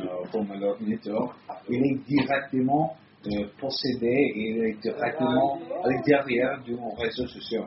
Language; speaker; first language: French; non-native, fluent; Italian